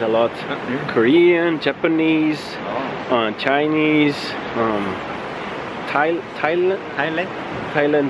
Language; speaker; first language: English; non-native, fluent; Portuguese